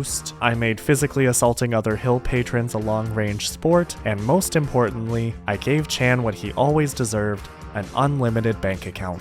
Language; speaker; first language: English; native; English